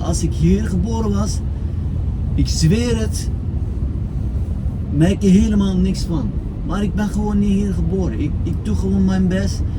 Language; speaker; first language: Dutch; non-native, fluent; Turkish